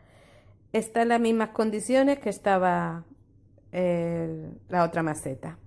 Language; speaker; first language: Spanish; native; Spanish